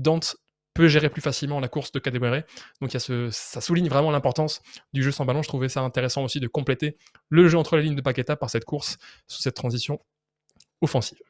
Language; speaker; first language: French; native; French